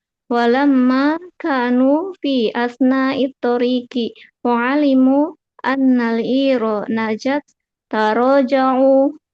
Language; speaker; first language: Arabic; non-native, learner; Indonesian